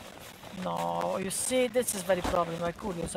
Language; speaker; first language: English; non-native, learner; Hungarian